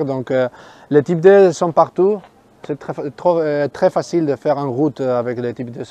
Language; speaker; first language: French; non-native, fluent; Spanish